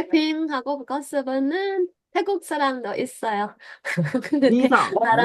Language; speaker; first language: Korean; non-native, learner; Thai